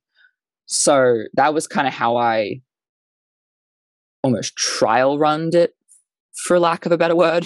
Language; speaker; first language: English; native; English